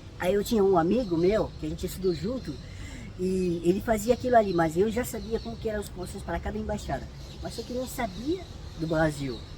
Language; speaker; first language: Portuguese; non-native, fluent; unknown